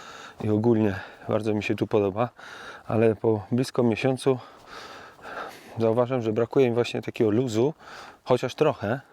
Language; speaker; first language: Polish; native; Polish